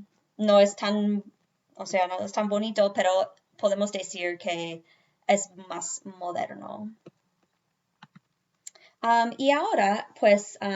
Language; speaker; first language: Spanish; non-native, fluent; English